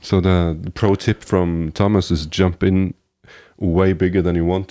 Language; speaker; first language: English; non-native, fluent; Norwegian